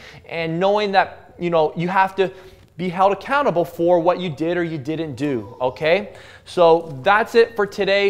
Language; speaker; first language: English; native; English